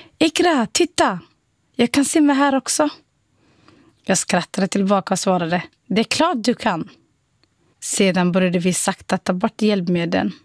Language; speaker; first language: Swedish; non-native, fluent; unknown